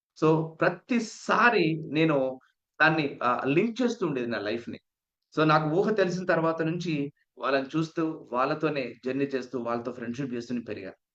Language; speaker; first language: Telugu; native; Telugu